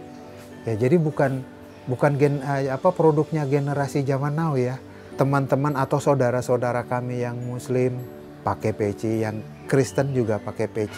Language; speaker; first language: Indonesian; native; Indonesian